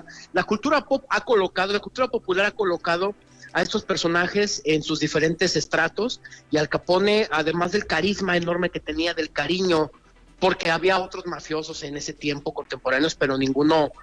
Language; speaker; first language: Spanish; native; Spanish